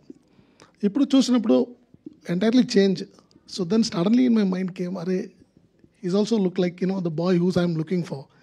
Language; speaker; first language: Telugu; non-native, learner; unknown